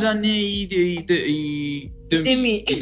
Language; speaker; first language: French; non-native, learner; Greek